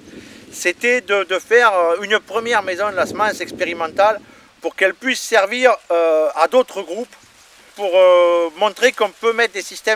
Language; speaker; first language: French; native; French